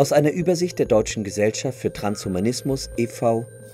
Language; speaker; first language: German; native; German